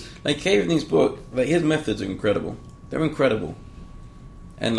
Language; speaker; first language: English; native; English